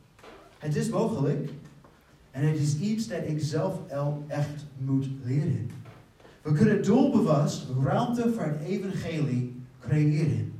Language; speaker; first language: Dutch; non-native, fluent; English